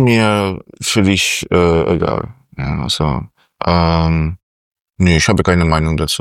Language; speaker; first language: German; non-native, fluent; Polish